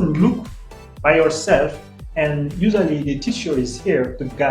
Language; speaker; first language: English; non-native, fluent; French